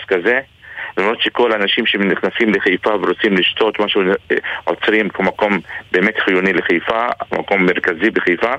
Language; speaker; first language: Hebrew; non-native, local second language; Arabic